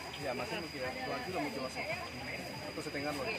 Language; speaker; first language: Indonesian; non-native, learner; Spanish